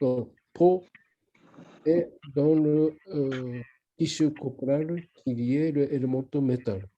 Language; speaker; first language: French; non-native, learner; Japanese